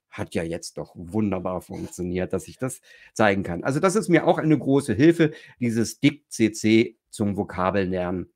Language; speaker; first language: German; native; German